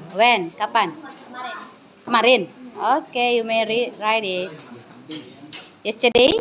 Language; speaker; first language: English; non-native, learner; Indonesian